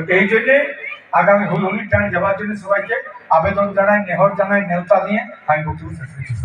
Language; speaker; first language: Bangla; non-native, local second language; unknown